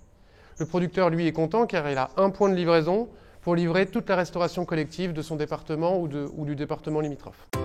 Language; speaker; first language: French; native; French